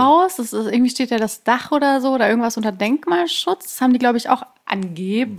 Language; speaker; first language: German; early bilingual, other home language; Persian